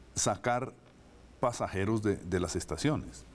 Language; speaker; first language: Spanish; native; Spanish